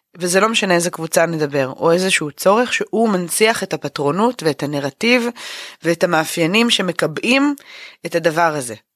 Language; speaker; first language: Hebrew; native; Hebrew